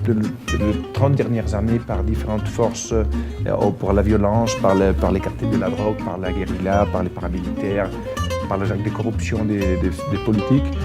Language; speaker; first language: French; non-native, fluent; Spanish